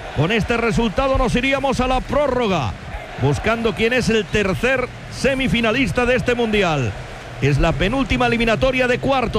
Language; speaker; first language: Spanish; native; Spanish